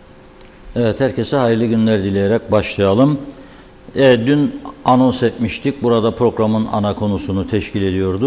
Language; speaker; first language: Turkish; native; Turkish